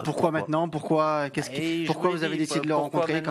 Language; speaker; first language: French; native; French